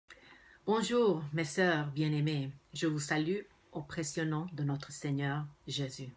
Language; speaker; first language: French; non-native, fluent; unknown